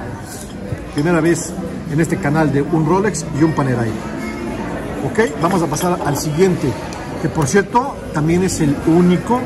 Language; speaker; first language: Spanish; native; Spanish